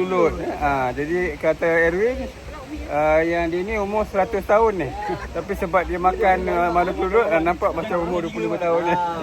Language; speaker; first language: Malay; native; Malay